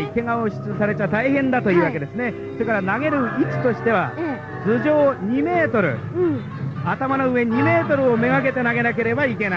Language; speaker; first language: Japanese; native; Japanese